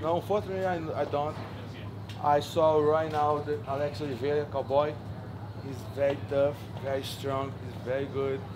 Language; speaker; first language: English; non-native, learner; Portuguese